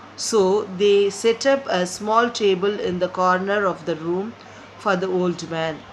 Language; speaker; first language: English; non-native, local second language; Tamil